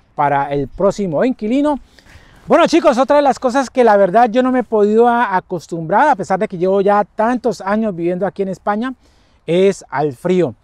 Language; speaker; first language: Spanish; native; Spanish